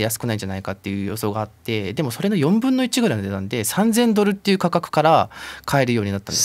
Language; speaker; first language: Japanese; native; Japanese